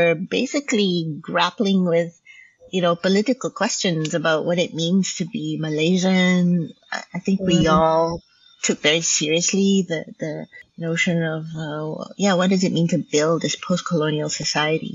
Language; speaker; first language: English; non-native, local second language; Min Nan Chinese